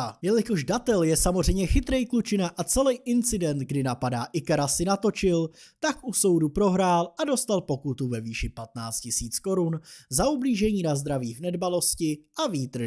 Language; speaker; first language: Czech; native; Czech